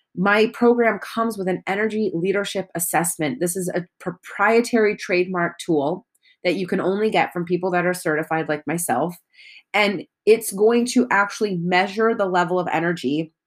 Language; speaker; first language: English; native; English